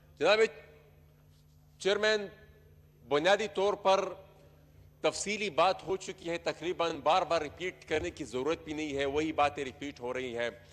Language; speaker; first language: Urdu; non-native, local second language; Pashto